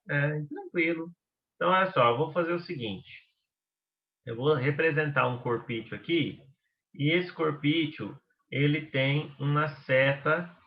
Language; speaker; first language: Portuguese; native; Portuguese